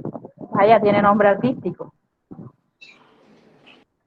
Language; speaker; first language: Spanish; native; Spanish